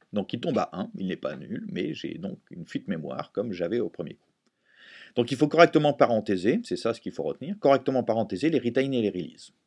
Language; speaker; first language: French; native; French